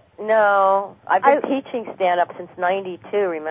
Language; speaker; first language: English; native; English